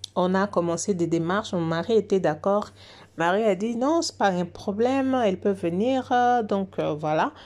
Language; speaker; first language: French; non-native, local second language; Lingala